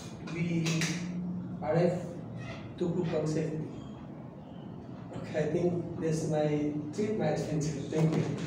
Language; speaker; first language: English; non-native, learner; Indonesian